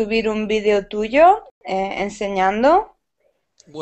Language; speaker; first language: Spanish; native; Spanish